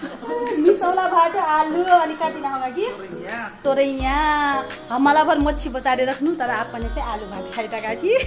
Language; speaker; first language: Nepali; non-native, local second language; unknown